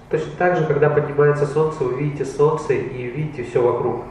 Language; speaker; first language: Russian; native; Russian